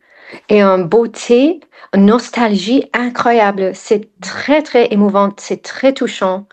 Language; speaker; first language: French; non-native, fluent; English